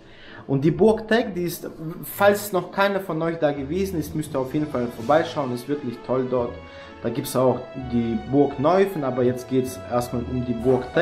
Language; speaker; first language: German; native; German